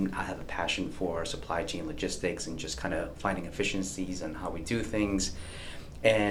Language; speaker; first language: English; native; English